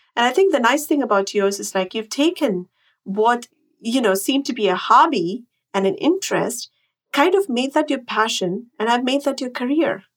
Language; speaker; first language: English; non-native, local second language; Tamil